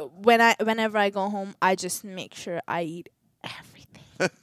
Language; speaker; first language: English; non-native, local second language; Telugu